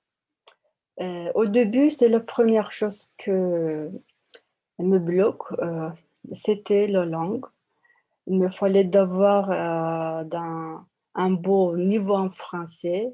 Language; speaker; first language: French; non-native, learner; Turkish